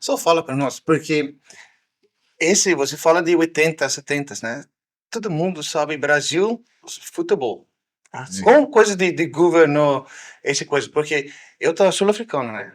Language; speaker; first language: Portuguese; non-native, learner; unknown